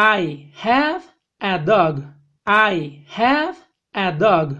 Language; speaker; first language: English; non-native, fluent; Spanish